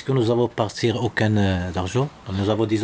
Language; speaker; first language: French; non-native, learner; Arabic